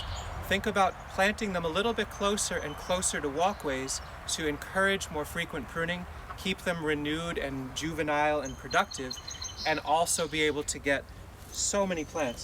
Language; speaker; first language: English; native; English